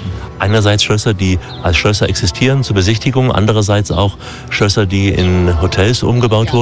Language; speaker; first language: German; native; German